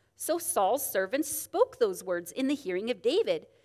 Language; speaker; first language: English; native; English